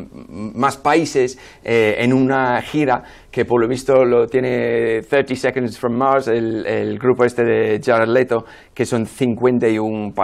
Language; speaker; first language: Spanish; non-native, fluent; English